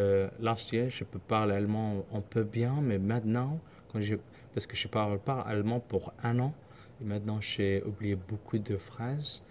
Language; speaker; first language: French; non-native, learner; Somali